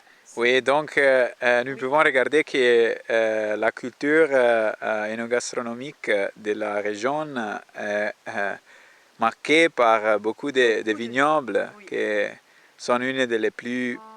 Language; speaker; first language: French; non-native, learner; Italian